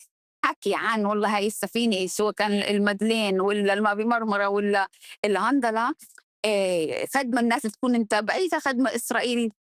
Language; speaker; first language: Arabic; early bilingual, heritage; Arabic